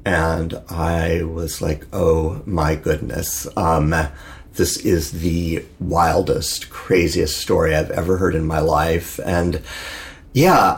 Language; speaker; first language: English; native; English